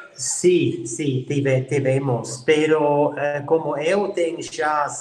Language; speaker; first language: Portuguese; non-native, learner; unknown